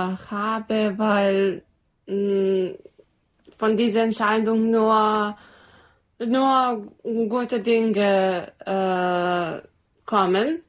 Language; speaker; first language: German; non-native, learner; Serbian